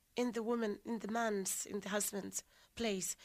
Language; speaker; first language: English; non-native, local second language; Southern Sotho